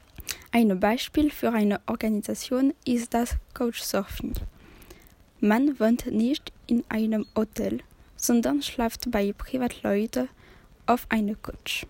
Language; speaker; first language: German; non-native, learner; French